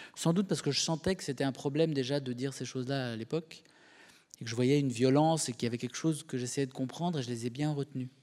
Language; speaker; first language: French; native; French